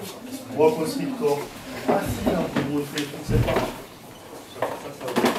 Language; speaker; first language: French; native; French